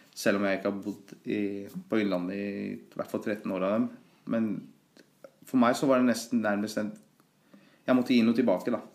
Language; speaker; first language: Norwegian; early bilingual, other home language; Persian